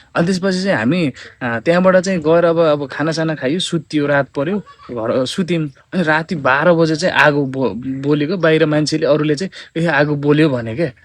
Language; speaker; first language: Nepali; native; Nepali